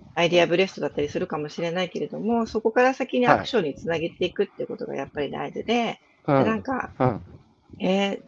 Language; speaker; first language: Japanese; native; Japanese